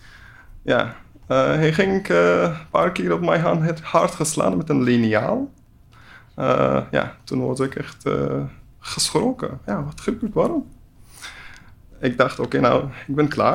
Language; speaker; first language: Dutch; non-native, learner; Persian